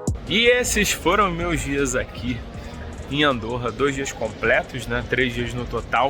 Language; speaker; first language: Portuguese; native; Portuguese